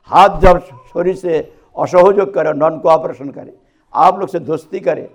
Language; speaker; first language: Hindi; non-native, local second language; Bangla